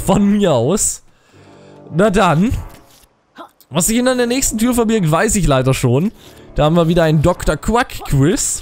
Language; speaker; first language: German; native; German